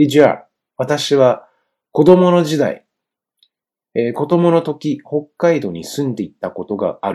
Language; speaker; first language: Japanese; non-native, fluent; Chinese